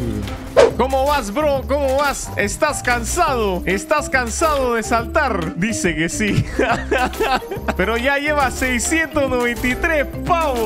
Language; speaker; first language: Spanish; native; Spanish